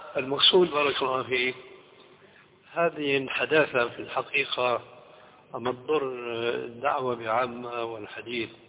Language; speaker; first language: Arabic; early bilingual, other home language; Albanian